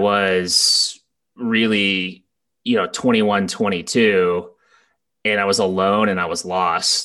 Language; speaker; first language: English; native; English